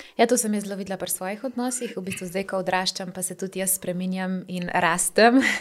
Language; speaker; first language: Slovenian; native; Slovenian